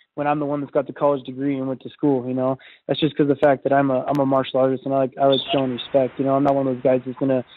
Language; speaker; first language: English; native; English